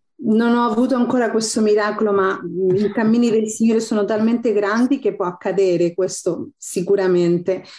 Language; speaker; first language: Italian; non-native, fluent; Spanish